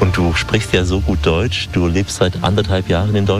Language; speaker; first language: German; native; German